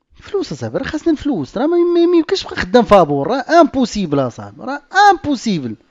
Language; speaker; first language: Arabic; native; Arabic